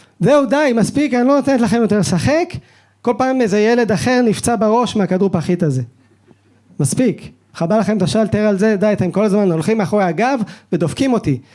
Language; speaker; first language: Hebrew; early bilingual, other home language; French